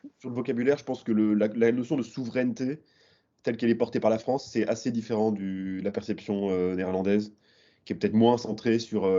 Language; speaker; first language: French; native; French